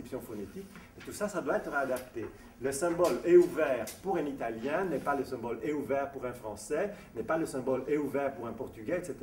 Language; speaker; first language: French; non-native, fluent; Italian